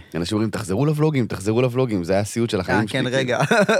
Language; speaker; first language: Hebrew; early bilingual, other home language; Arabic